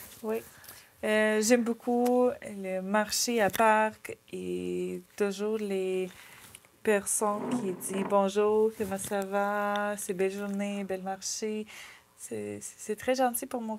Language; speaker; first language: French; non-native, learner; Ukrainian